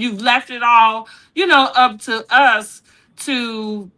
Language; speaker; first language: English; native; English